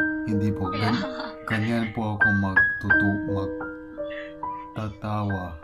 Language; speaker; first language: Filipino; non-native, local second language; Cebuano